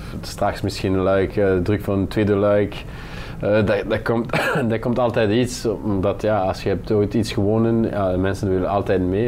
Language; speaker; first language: Dutch; non-native, local second language; French